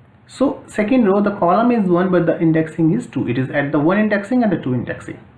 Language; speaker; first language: English; non-native, local second language; Hindi